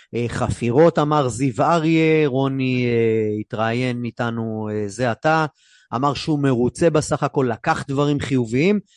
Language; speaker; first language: Hebrew; native; Hebrew